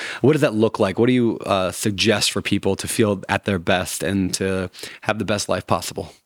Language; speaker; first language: English; native; English